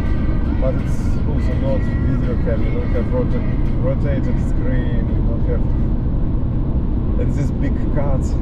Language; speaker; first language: English; non-native, learner; German